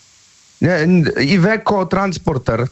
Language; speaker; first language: German; non-native, learner; Polish